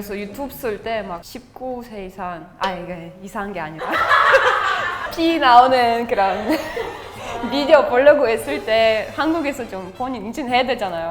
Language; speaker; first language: Korean; non-native, fluent; Russian